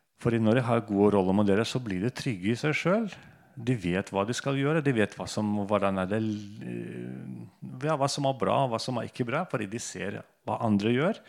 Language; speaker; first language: Norwegian; non-native, fluent; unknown